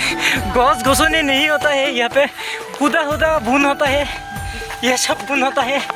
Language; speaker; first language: Hindi; non-native, local second language; Assamese